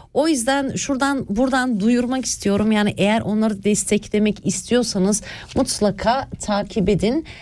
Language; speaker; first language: Turkish; early bilingual, other home language; Swiss German